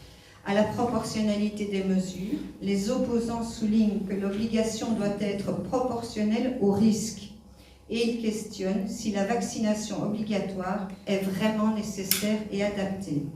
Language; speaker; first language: French; native; French